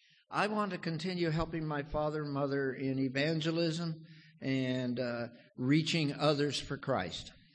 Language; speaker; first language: English; native; English